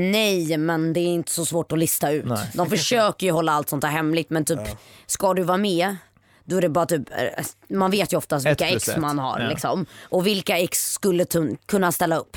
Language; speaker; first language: Swedish; native; Swedish